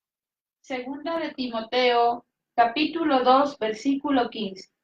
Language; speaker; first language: Spanish; native; Spanish